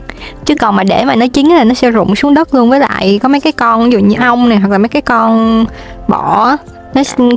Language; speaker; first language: Vietnamese; native; Vietnamese